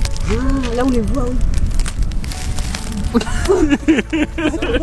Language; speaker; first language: French; native; French